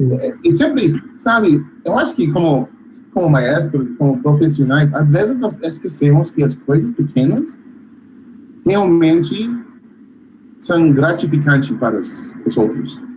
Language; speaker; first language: Portuguese; non-native, fluent; English